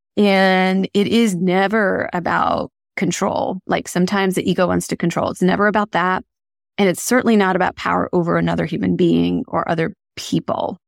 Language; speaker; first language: English; early bilingual, other home language; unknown